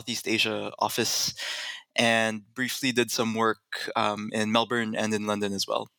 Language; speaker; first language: English; non-native, local second language; Filipino